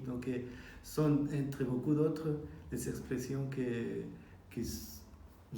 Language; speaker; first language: French; non-native, fluent; Spanish